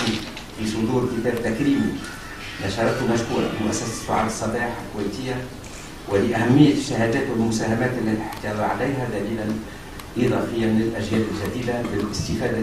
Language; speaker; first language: Arabic; native; Arabic